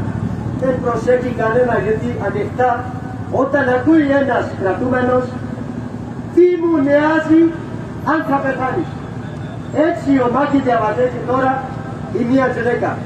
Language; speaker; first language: Greek; non-native, fluent; Urdu